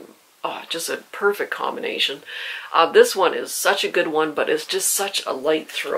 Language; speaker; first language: English; native; English